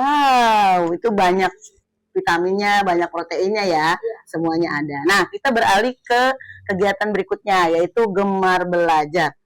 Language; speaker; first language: Indonesian; native; Indonesian